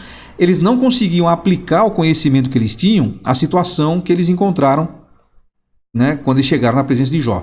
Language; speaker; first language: Portuguese; native; Portuguese